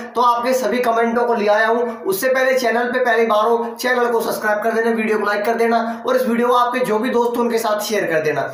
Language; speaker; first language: Hindi; native; Hindi